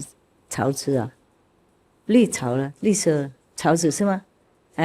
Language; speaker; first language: Chinese; non-native, fluent; Vietnamese